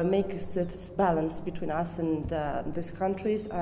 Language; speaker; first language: English; non-native, fluent; Georgian